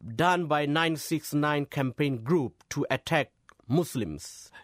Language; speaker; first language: English; non-native, fluent; Burmese